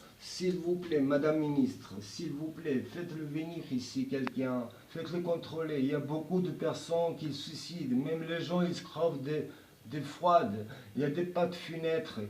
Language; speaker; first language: French; non-native, learner; Georgian